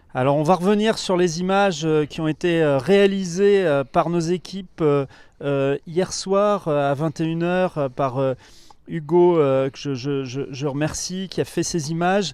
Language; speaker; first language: French; native; French